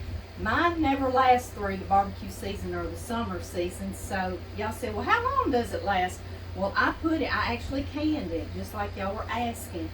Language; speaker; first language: English; native; English